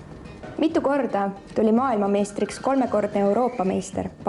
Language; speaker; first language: Estonian; native; Estonian